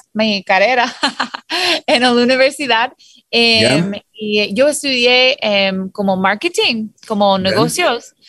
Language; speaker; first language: Spanish; non-native, fluent; English